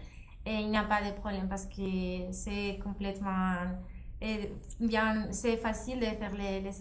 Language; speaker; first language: French; non-native, fluent; Spanish